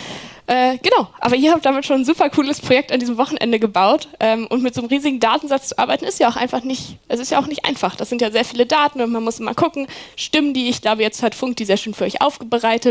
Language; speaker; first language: German; native; German